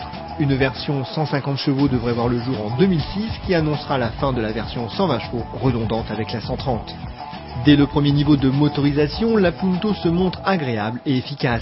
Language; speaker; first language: French; native; French